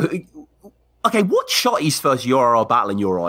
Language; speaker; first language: English; native; English